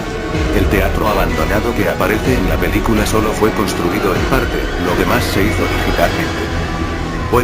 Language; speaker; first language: Spanish; native; Spanish